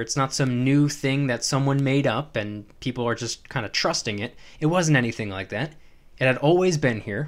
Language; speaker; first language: English; native; English